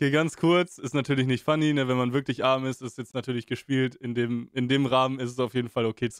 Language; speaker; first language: German; native; German